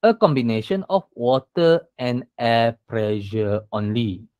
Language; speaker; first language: English; non-native, local second language; Malay